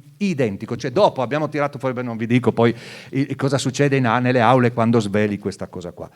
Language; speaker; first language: Italian; non-native, local second language; Friulian